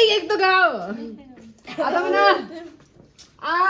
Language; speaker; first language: Hindi; non-native, local second language; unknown